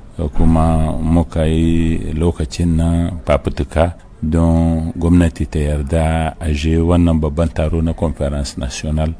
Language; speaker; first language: Hausa; non-native, local second language; Arabic